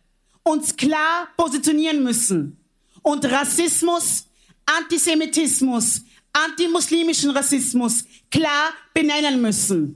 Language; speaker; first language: German; early bilingual, other home language; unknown